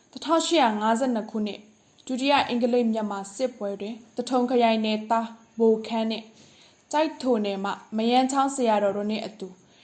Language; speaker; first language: Burmese; non-native, local second language; Pa'o Karen